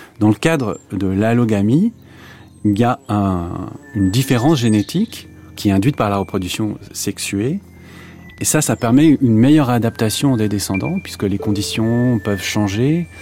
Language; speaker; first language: French; native; French